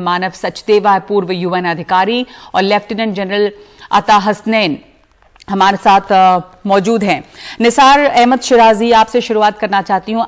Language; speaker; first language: Hindi; native; Hindi